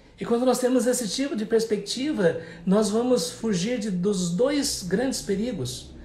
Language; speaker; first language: Portuguese; native; Portuguese